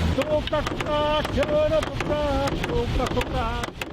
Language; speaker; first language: Korean; native; Korean